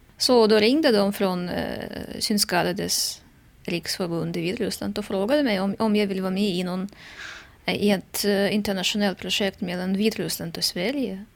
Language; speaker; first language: Swedish; non-native, fluent; Russian